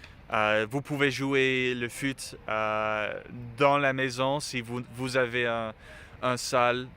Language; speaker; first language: French; non-native, learner; English